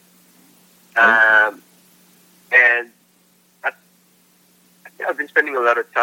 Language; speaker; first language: English; non-native, local second language; Filipino